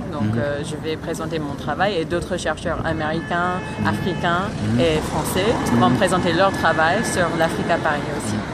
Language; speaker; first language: French; non-native, fluent; English